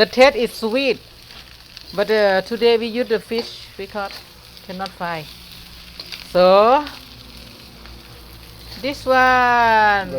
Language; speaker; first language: English; non-native, learner; Thai